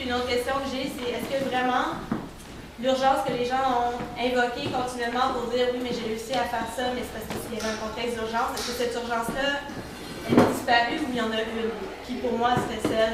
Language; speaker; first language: French; native; French